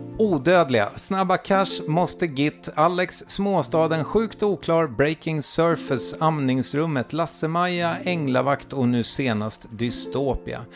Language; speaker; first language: Swedish; native; Swedish